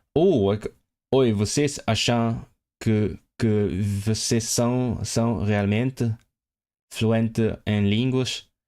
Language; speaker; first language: Portuguese; non-native, learner; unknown